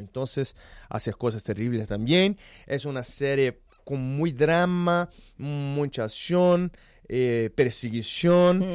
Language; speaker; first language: Spanish; non-native, learner; Portuguese